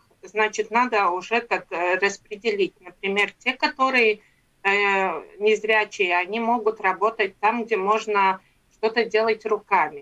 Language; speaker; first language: Russian; non-native, local second language; Latvian